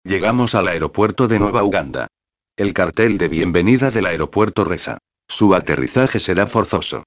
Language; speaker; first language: Spanish; native; Spanish